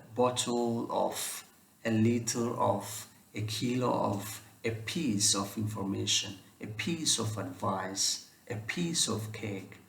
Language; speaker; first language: English; non-native, local second language; Amharic